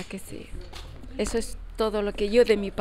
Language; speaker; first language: Spanish; early bilingual, heritage; Spanish